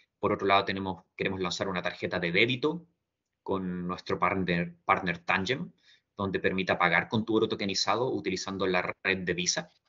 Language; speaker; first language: Spanish; native; Spanish